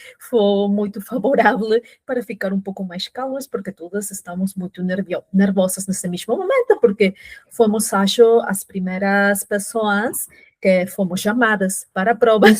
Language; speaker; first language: Portuguese; non-native, fluent; Spanish